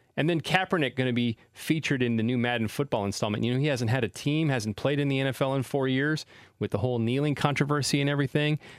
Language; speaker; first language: English; native; English